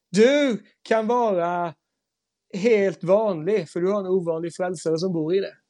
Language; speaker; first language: Swedish; native; Swedish